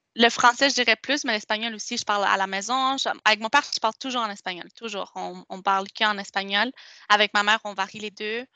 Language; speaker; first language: French; non-native, local second language; Spanish